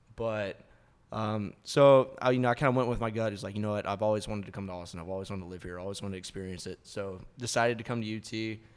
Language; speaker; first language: English; native; English